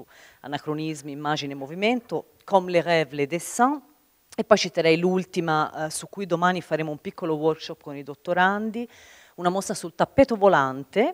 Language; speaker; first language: Italian; native; Italian